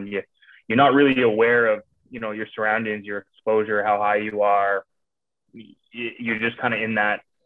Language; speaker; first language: English; native; English